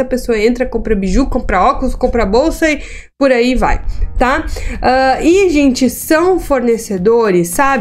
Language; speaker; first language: Portuguese; native; Portuguese